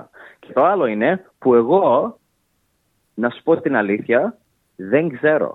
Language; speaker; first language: Greek; early bilingual, heritage; English